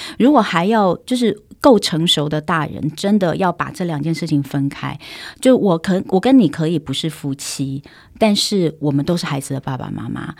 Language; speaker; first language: Chinese; native; Chinese